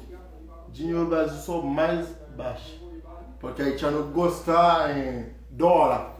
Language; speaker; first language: Portuguese; non-native, learner; Haitian Creole